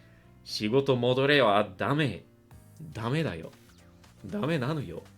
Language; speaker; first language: Japanese; non-native, learner; English